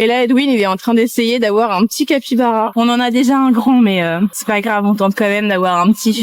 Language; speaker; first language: French; native; French